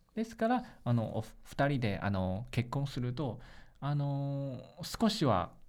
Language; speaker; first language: Japanese; non-native, fluent; Chinese